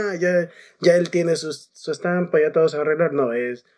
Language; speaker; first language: Spanish; native; Spanish